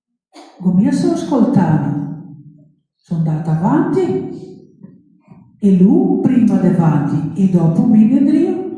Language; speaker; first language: Italian; non-native, local second language; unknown